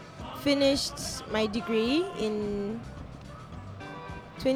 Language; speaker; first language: English; non-native, local second language; Hausa